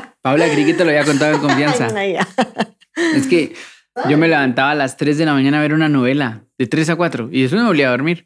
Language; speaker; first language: Spanish; native; Spanish